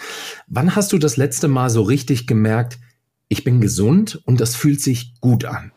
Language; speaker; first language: German; native; German